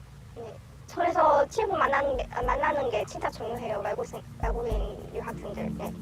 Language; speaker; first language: Korean; non-native, learner; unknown